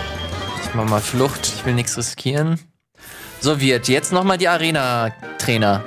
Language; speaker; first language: German; native; German